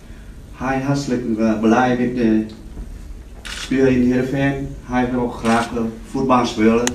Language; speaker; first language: Dutch; non-native, learner; Vietnamese